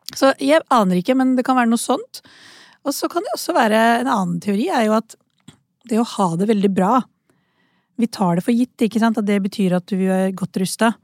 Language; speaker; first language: Norwegian; early bilingual, other home language; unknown